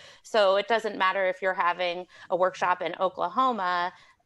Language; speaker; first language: English; native; English